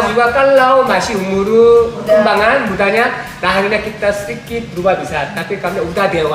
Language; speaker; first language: Indonesian; non-native, learner; Korean